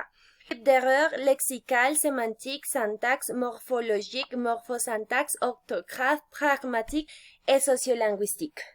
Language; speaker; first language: French; non-native, fluent; Spanish